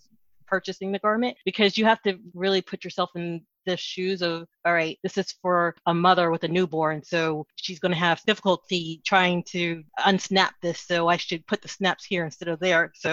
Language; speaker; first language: English; native; English